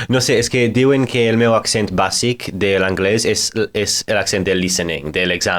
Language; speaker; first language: Catalan; non-native, fluent; English